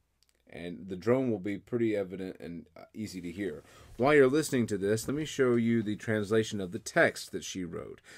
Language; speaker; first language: English; native; English